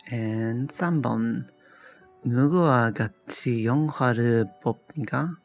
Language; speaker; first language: Korean; non-native, learner; English